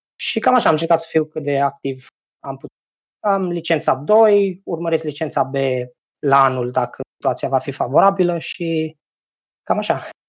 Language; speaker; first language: Romanian; native; Romanian